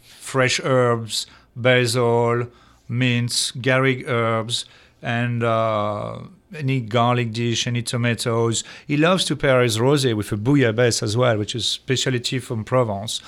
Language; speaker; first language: English; non-native, fluent; French